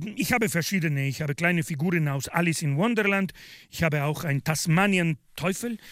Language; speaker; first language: German; non-native, fluent; Spanish